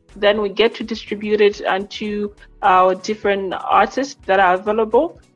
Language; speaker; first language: English; non-native, local second language; Nyanja